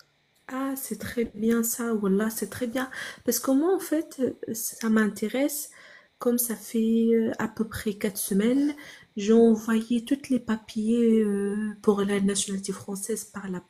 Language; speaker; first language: French; non-native, fluent; Arabic